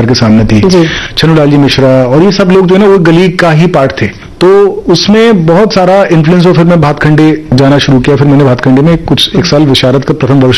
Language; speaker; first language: Hindi; native; Hindi